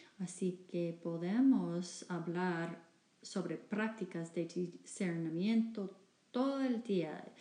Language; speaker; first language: Spanish; non-native, fluent; English